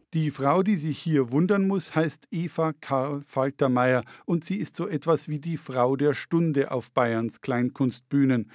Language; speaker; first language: German; native; German